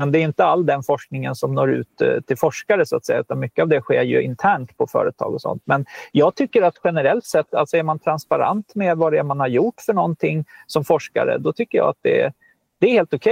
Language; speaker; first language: Swedish; native; Swedish